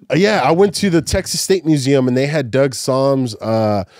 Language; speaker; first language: English; native; English